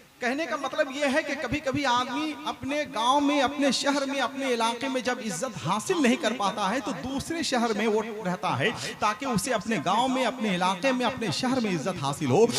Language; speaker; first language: Hindi; native; Hindi